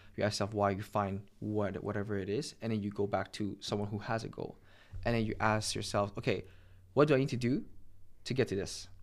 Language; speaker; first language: English; native; English